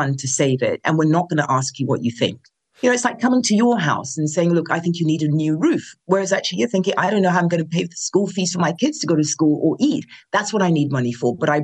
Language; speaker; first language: English; non-native, local second language; Yoruba